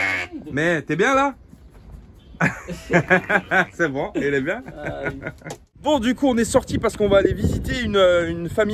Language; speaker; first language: French; native; French